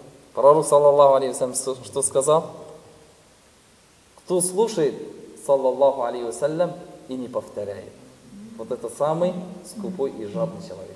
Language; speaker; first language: Russian; non-native, fluent; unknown